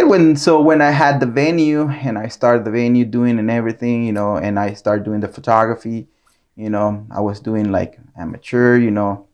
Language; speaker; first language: English; non-native, fluent; Spanish